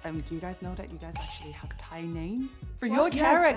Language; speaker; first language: English; non-native, fluent; Thai